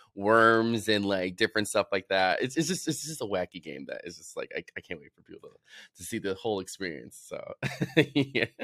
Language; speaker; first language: English; native; English